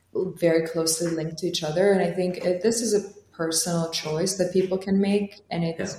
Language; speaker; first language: English; non-native, fluent; Albanian